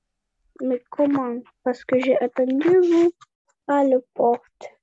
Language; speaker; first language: French; non-native, learner; Russian